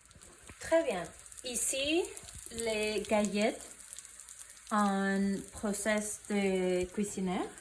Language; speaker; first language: French; non-native, learner; Spanish